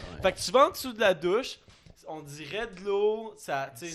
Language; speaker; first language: French; native; French